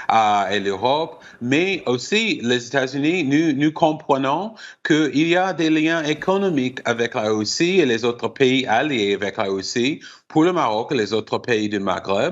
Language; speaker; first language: French; non-native, fluent; English